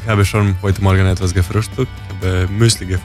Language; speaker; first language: German; non-native, learner; Croatian